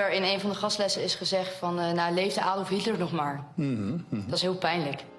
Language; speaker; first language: Dutch; native; Dutch